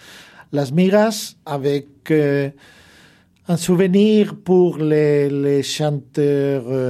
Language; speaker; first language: French; non-native, fluent; Spanish